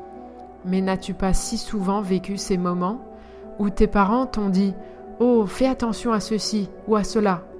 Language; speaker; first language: French; native; French